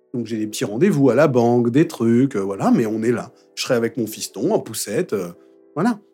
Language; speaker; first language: French; native; French